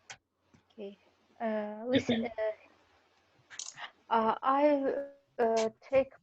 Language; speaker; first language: English; non-native, learner; Russian